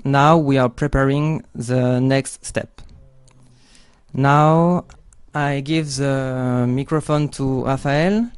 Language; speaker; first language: English; non-native, learner; French